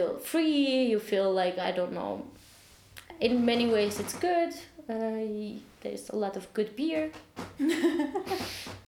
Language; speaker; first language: English; non-native, fluent; Turkish